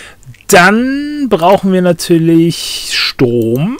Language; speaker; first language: German; native; German